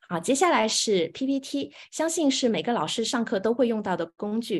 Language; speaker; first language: Chinese; native; Chinese